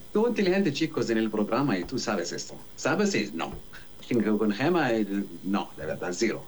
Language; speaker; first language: Spanish; non-native, learner; Arabic